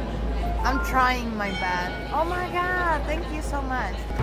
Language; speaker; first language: English; non-native, fluent; Czech